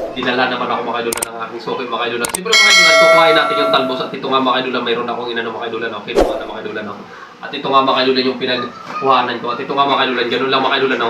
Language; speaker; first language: Filipino; non-native, local second language; Bikol